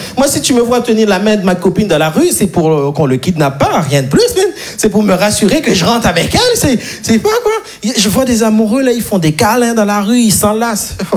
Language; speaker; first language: French; non-native, local second language; Haitian Creole